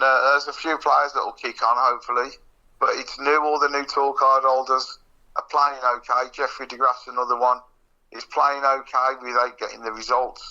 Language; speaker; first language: English; native; English